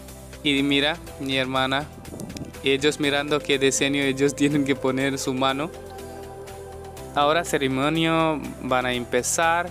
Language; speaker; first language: Spanish; non-native, learner; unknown